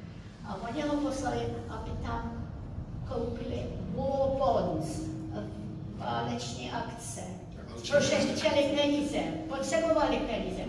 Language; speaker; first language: Czech; early bilingual, heritage; Czech